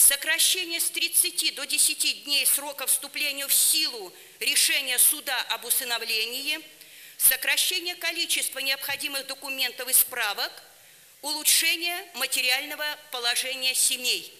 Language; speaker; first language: Russian; native; Russian